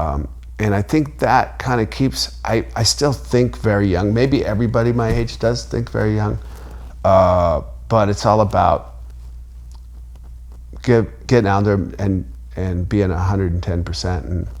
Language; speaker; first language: English; native; English